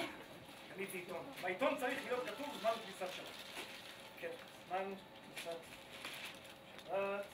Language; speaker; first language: Hebrew; native; Hebrew